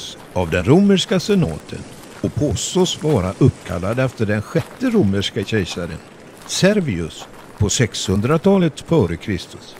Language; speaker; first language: Swedish; native; Swedish